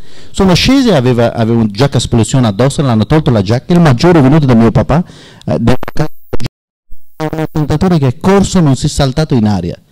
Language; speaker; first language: Italian; non-native, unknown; Persian